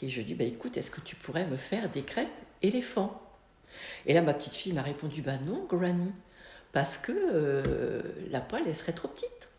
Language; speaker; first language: French; native; French